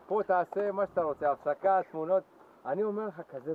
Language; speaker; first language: Hebrew; native; Hebrew